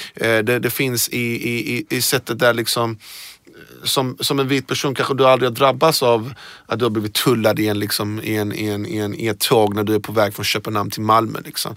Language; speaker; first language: Swedish; early bilingual, other home language; Persian